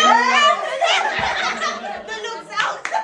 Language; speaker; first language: German; non-native, fluent; Filipino